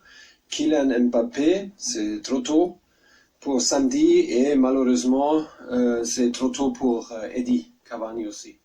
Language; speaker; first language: French; non-native, learner; German